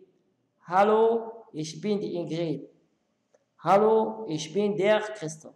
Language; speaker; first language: German; non-native, learner; Arabic